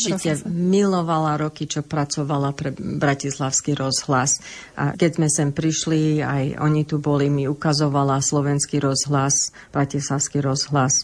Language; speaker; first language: Slovak; early bilingual, heritage; English